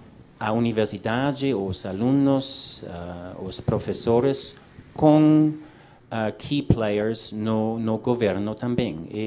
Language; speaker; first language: Portuguese; non-native, learner; English